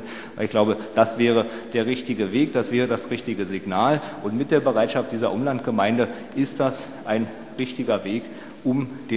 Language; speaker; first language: German; native; German